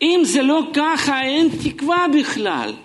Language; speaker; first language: Hebrew; non-native, fluent; Russian